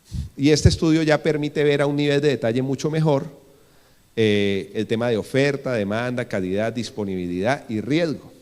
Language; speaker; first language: Spanish; native; Spanish